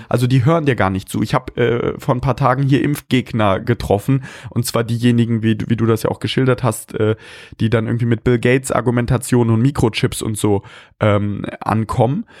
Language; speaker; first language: German; early bilingual, other home language; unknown